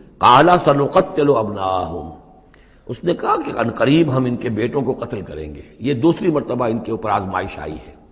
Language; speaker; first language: Urdu; native; Urdu